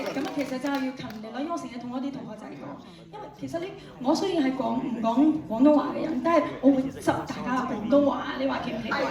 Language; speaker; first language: Cantonese; non-native, fluent; Chinese